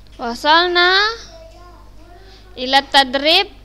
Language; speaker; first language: Arabic; non-native, fluent; Indonesian